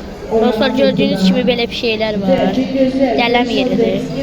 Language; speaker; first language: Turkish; non-native, learner; Azerbaijani